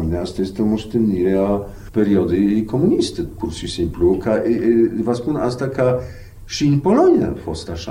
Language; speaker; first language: Romanian; non-native, fluent; Polish